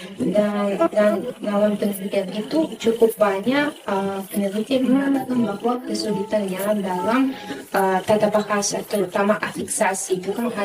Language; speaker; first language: Indonesian; non-native, fluent; Russian